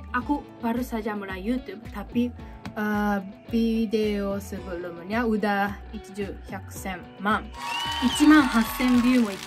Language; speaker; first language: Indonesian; non-native, fluent; Japanese